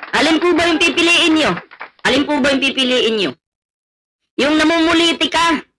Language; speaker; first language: Filipino; non-native, local second language; Cebuano